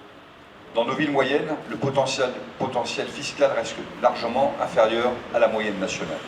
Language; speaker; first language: French; native; French